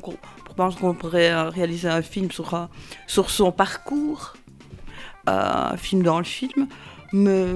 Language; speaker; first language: French; native; French